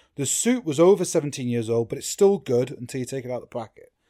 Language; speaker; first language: English; native; English